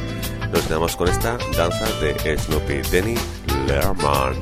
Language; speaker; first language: Spanish; native; Spanish